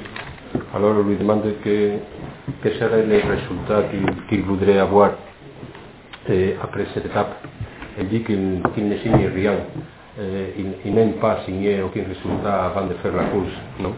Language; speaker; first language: French; non-native, fluent; Spanish